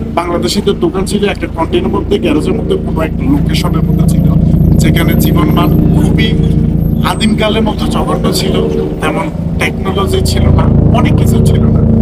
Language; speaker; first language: Bangla; native; Bangla